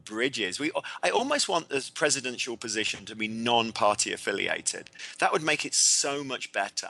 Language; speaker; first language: English; native; English